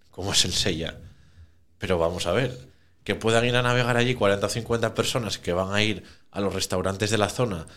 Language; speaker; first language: Spanish; native; Spanish